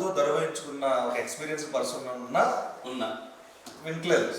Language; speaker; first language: Telugu; native; Telugu